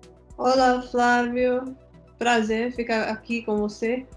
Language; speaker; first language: Portuguese; non-native, fluent; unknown